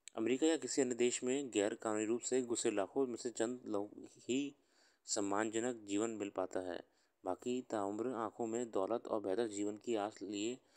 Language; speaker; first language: Hindi; native; Hindi